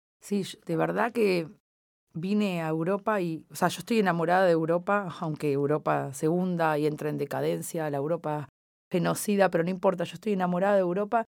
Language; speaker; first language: Spanish; native; Spanish